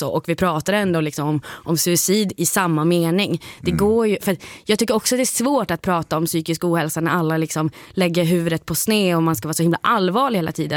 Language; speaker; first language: Swedish; native; Swedish